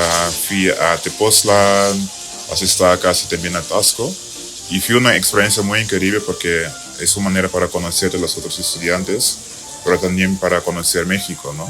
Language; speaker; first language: Spanish; non-native, learner; Dutch